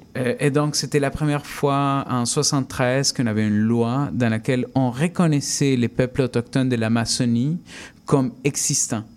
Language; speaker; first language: French; non-native, fluent; Spanish